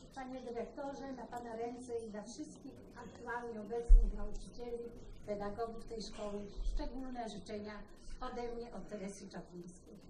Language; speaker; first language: Polish; native; Polish